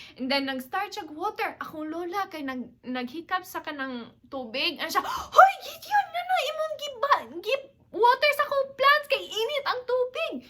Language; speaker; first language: Cebuano; non-native, local second language; English